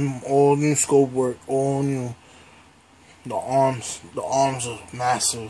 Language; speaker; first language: English; native; English